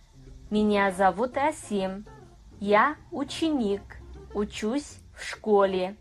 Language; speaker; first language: Russian; non-native, fluent; Kazakh